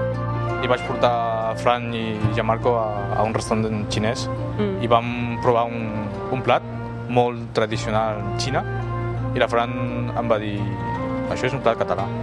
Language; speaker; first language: Catalan; non-native, fluent; Chinese